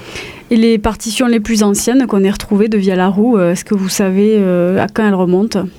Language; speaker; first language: French; native; French